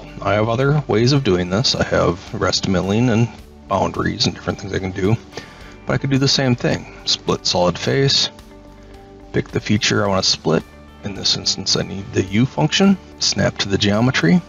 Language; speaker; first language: English; native; English